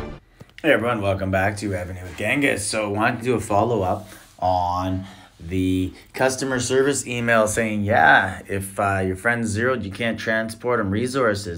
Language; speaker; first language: English; native; English